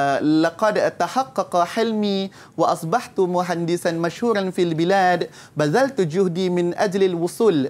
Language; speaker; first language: Arabic; non-native, fluent; Malay